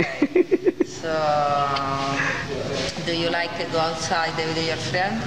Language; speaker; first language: English; non-native, learner; Italian